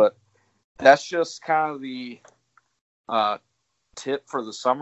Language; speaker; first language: English; native; English